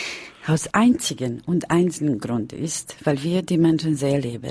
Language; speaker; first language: German; non-native, fluent; Romany